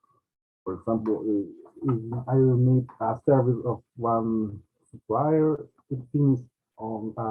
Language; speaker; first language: English; non-native, learner; Spanish